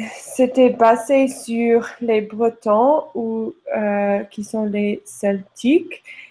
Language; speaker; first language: French; non-native, learner; English